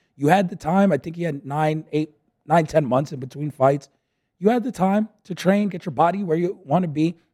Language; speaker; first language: English; early bilingual, other home language; Spanish